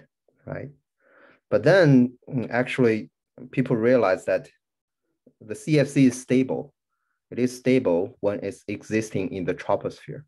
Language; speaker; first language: English; non-native, fluent; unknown